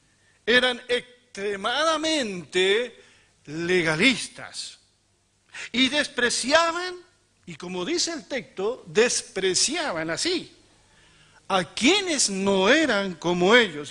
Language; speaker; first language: Spanish; native; Spanish